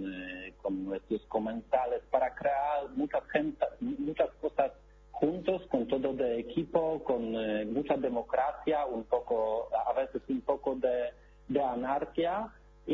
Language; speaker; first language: Spanish; non-native, learner; Polish